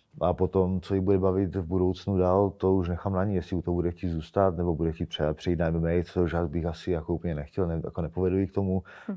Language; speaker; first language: Czech; native; Czech